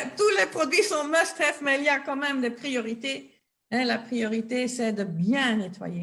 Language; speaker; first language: French; non-native, local second language; Dutch